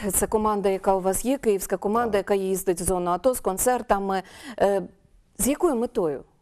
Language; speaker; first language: Ukrainian; native; Ukrainian